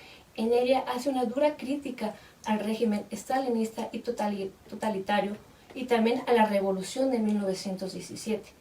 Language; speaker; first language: Spanish; native; Spanish